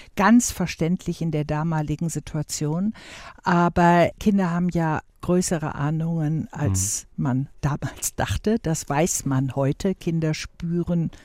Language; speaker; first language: German; native; German